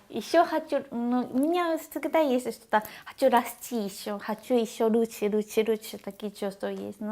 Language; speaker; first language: Russian; non-native, learner; Japanese